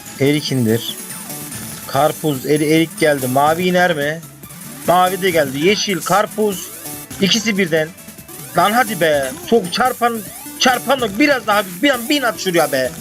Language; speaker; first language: Turkish; native; Turkish